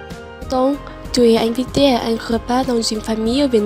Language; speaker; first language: French; non-native, learner; Vietnamese